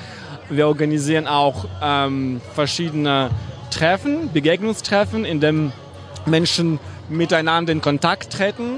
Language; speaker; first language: German; non-native, fluent; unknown